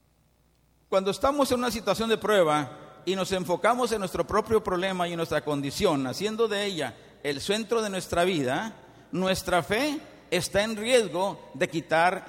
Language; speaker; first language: Spanish; native; Spanish